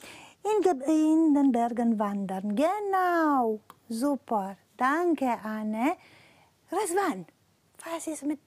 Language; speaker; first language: German; non-native, fluent; Romanian